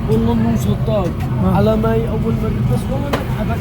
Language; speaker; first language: Arabic; native; Arabic